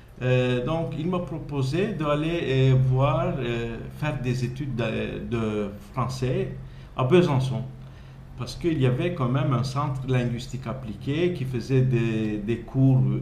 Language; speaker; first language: French; non-native, fluent; Turkish